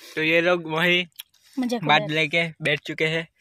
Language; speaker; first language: Hindi; non-native, local second language; Gujarati